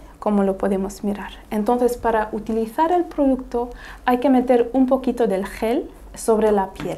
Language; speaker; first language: Spanish; non-native, fluent; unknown